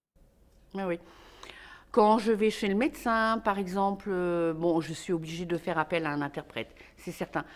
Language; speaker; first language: French; native; French